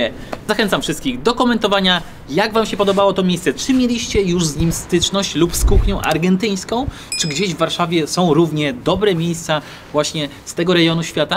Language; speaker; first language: Polish; native; Polish